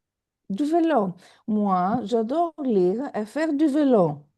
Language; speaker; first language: French; non-native, fluent; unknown